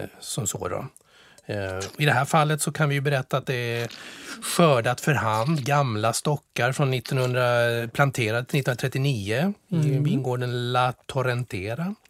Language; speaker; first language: Swedish; non-native, fluent; French